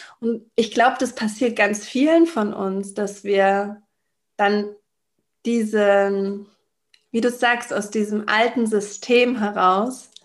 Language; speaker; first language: German; native; German